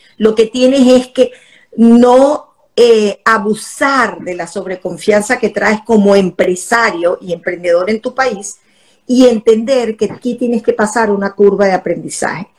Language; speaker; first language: Spanish; native; Spanish